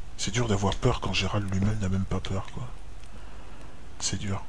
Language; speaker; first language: French; native; French